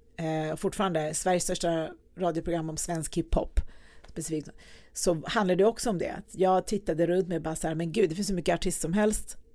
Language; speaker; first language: Swedish; early bilingual, other home language; Persian